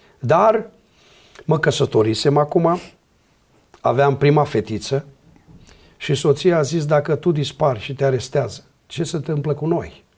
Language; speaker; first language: Romanian; native; Romanian